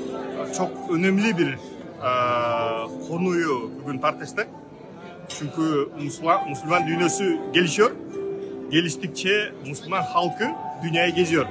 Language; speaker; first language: Turkish; non-native, learner; Kyrgyz